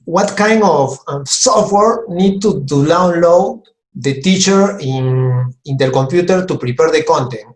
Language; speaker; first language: English; non-native, learner; Spanish